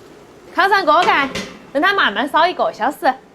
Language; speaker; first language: Chinese; native; Chinese